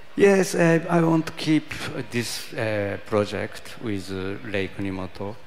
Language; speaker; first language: English; non-native, learner; Japanese